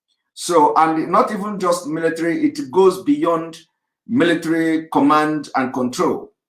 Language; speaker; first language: English; non-native, local second language; Igbo